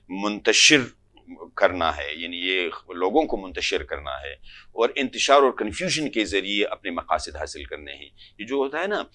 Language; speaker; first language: Urdu; non-native, local second language; Pashto